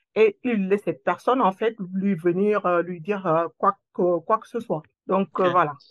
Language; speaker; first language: French; non-native, local second language; Wolof